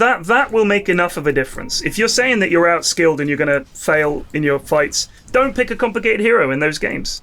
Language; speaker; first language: English; native; English